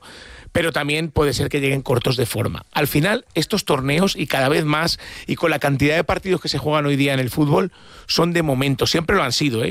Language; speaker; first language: Spanish; native; Spanish